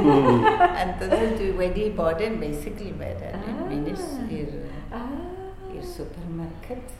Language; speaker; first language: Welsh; non-native, local second language; Spanish